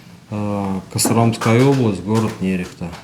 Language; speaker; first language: Russian; native; Russian